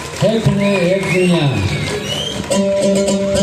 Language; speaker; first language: Turkish; non-native, learner; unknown